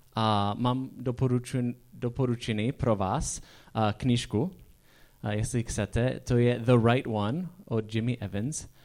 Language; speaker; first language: Czech; non-native, fluent; English